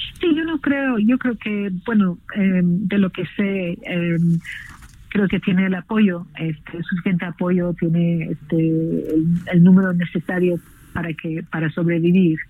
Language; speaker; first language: Spanish; non-native, fluent; English